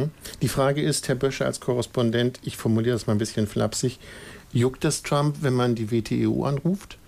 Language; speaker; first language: German; native; German